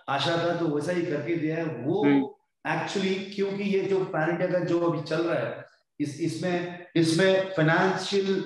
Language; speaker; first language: Hindi; non-native, local second language; Kannada